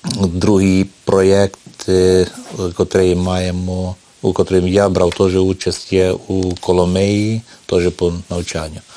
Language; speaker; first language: Ukrainian; early bilingual, heritage; Ukrainian